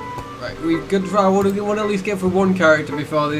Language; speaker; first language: English; native; English